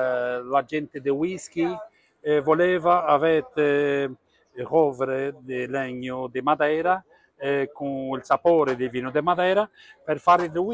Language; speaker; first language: Italian; non-native, learner; Portuguese